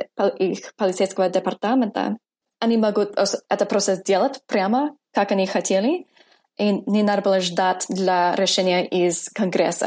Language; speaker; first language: Russian; non-native, fluent; English